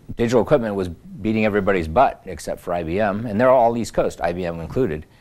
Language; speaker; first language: English; native; English